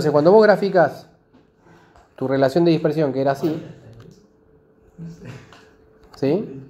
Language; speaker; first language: Spanish; native; Spanish